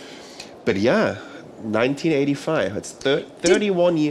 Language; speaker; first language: English; non-native, fluent; German